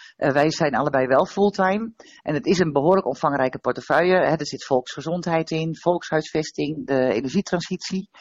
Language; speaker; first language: Dutch; native; Dutch